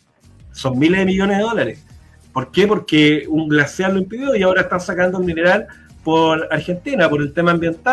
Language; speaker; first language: Spanish; native; Spanish